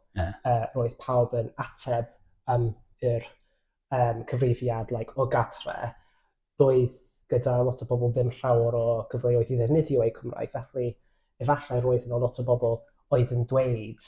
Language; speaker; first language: Welsh; non-native, fluent; English